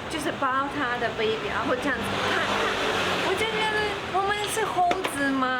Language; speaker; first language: Chinese; non-native, learner; Russian